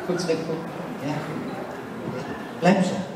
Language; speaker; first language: German; non-native, learner; Turkish